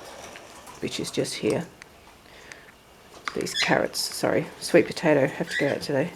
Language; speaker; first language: English; native; English